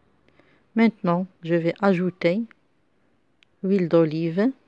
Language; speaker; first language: French; non-native, local second language; Arabic